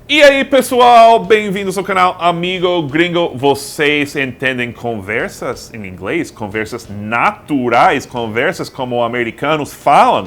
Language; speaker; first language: Portuguese; non-native, fluent; English